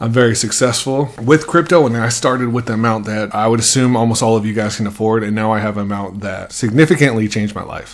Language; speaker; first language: English; native; English